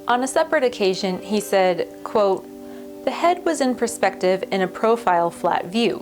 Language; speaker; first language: English; native; English